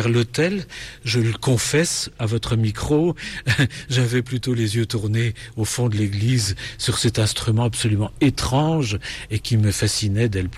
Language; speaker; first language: French; native; French